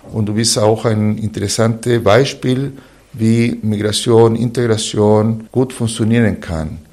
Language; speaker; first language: German; non-native, fluent; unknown